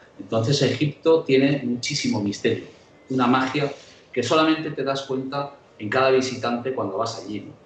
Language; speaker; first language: Spanish; early bilingual, heritage; Spanish